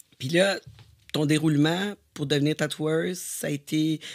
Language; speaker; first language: French; native; French